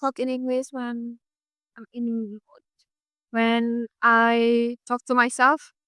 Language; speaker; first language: English; non-native, fluent; Indonesian